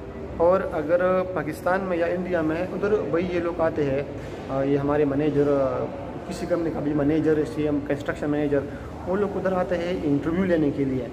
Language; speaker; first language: Hindi; non-native, local second language; Pashto